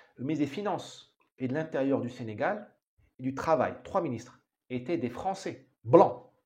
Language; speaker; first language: French; non-native, local second language; Arabic